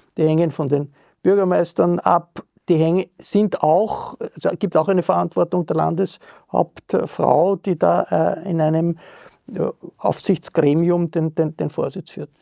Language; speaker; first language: German; native; German